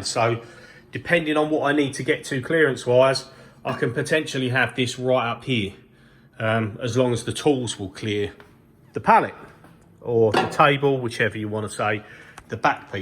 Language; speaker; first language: English; native; English